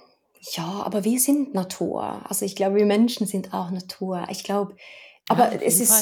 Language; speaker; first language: German; non-native, fluent; Norwegian